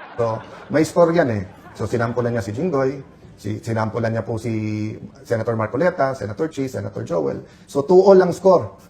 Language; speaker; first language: Filipino; native; Filipino